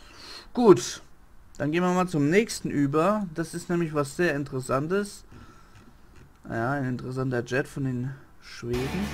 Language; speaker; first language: German; native; German